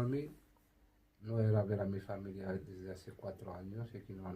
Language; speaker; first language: Spanish; non-native, learner; Arabic